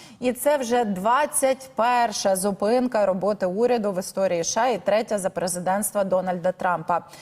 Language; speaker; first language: Ukrainian; native; Ukrainian